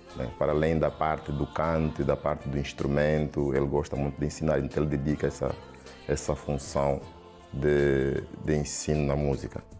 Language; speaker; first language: Portuguese; native; Portuguese